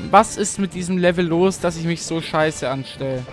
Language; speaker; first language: German; native; German